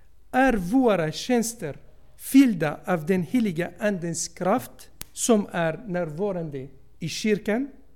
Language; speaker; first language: Swedish; non-native, fluent; Arabic